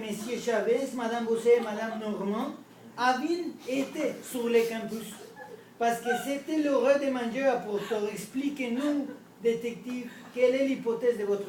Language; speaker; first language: French; non-native, learner; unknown